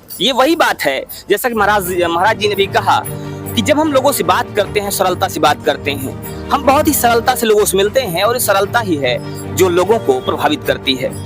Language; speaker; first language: Hindi; native; Hindi